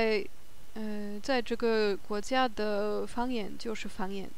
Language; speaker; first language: Chinese; non-native, learner; German